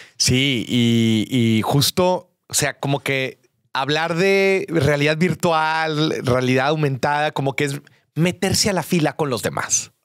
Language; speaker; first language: Spanish; native; Spanish